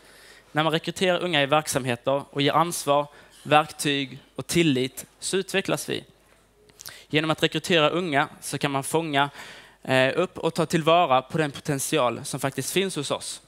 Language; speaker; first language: Swedish; native; Swedish